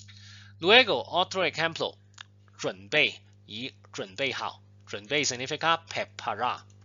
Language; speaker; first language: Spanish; non-native, fluent; Chinese